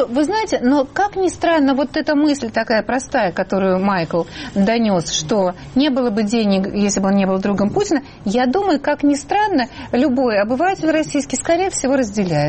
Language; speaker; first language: Russian; native; Russian